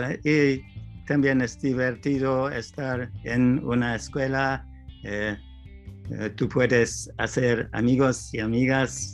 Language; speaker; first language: Spanish; non-native, learner; English